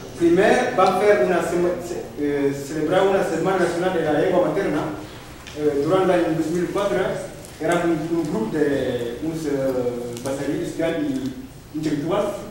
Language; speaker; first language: Catalan; non-native, learner; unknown